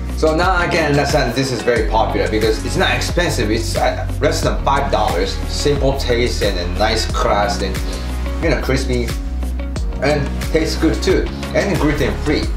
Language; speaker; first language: English; non-native, fluent; Japanese